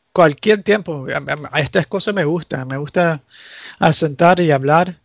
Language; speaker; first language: Spanish; early bilingual, heritage; Spanish